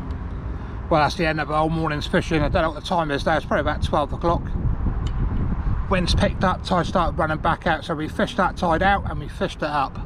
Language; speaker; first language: English; native; English